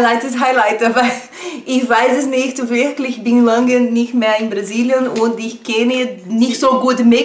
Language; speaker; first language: German; non-native, fluent; Portuguese